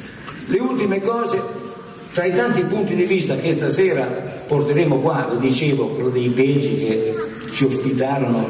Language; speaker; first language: Italian; native; Italian